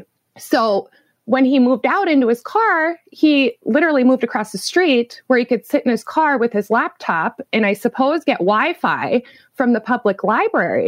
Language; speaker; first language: English; native; English